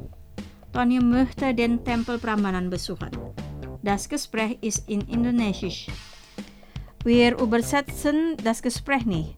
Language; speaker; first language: German; non-native, fluent; Indonesian